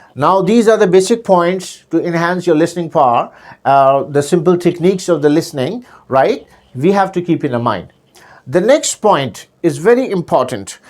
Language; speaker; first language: English; non-native, local second language; Urdu